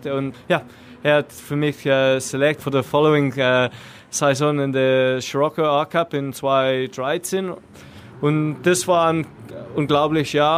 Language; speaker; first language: German; non-native, learner; English